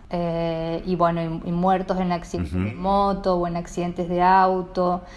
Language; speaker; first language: Spanish; native; Spanish